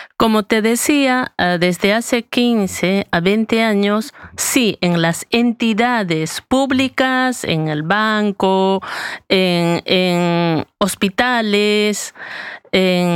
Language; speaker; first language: Spanish; native; Spanish